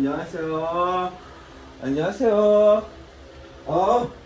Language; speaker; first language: Korean; non-native, learner; Filipino